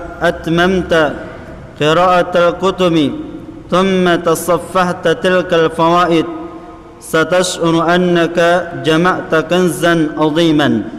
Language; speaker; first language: Arabic; non-native, fluent; Indonesian